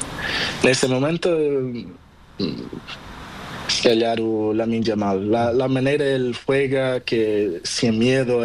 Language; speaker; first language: Spanish; non-native, learner; Portuguese